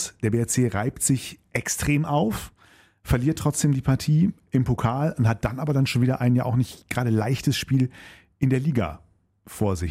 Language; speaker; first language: German; native; German